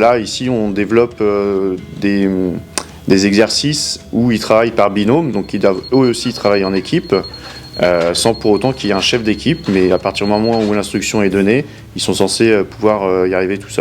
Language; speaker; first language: French; native; French